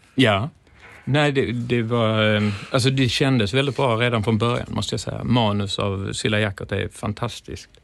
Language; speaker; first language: Swedish; native; Swedish